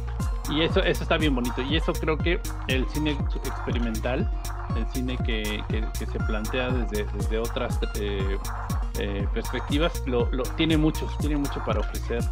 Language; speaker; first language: Spanish; native; Spanish